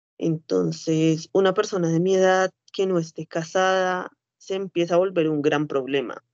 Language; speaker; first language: Spanish; native; Spanish